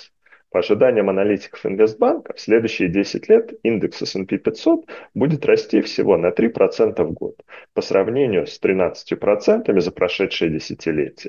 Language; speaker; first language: Russian; native; Russian